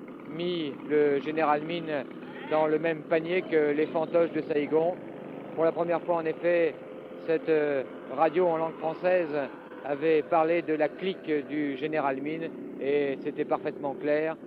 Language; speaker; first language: French; native; French